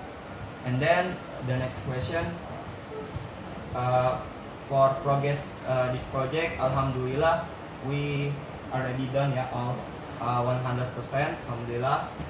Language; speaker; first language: English; non-native, learner; Indonesian